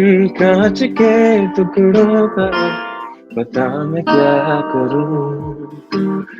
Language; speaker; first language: Hindi; native; Hindi